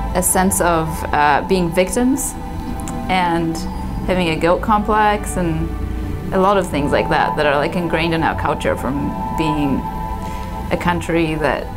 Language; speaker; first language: English; non-native, fluent; Polish